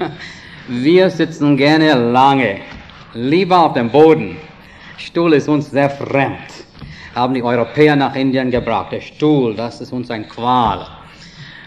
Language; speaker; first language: German; non-native, fluent; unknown